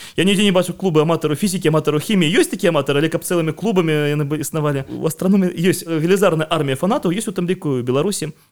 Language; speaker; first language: Belarusian; non-native, local second language; Russian